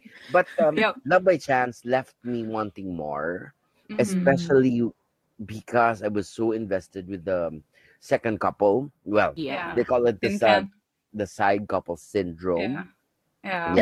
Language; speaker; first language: English; non-native, local second language; Filipino